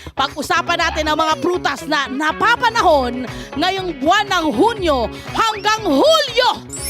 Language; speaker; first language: Filipino; native; Filipino